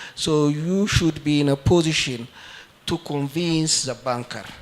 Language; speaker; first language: English; non-native, local second language; Amharic